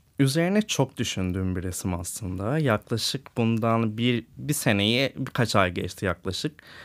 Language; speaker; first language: Turkish; native; Turkish